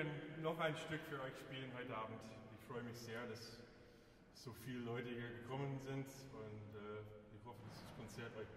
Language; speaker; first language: German; non-native, fluent; English